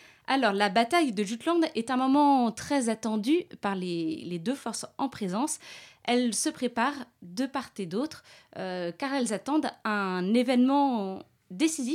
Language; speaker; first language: French; native; French